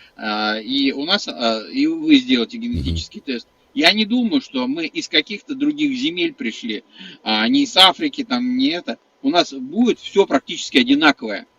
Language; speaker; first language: Russian; native; Russian